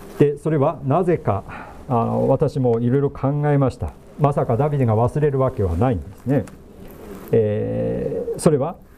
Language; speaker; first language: Japanese; native; Japanese